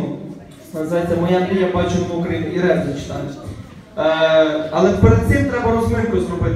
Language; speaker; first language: Ukrainian; native; Ukrainian